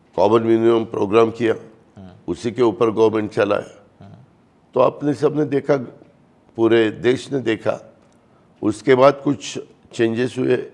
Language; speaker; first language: Hindi; non-native, local second language; Marathi